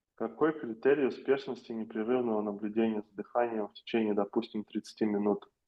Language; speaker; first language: Russian; native; Russian